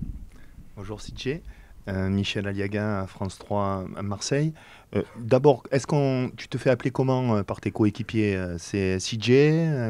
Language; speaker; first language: French; native; French